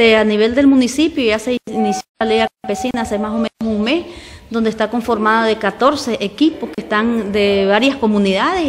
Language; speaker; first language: Spanish; native; Spanish